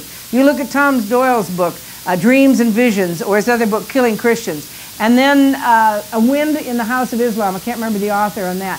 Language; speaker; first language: English; native; English